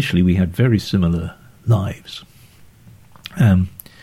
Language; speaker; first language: English; native; English